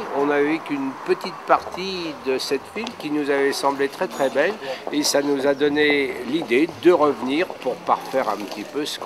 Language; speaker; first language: French; native; French